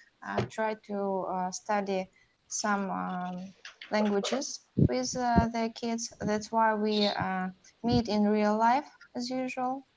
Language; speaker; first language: English; non-native, learner; Russian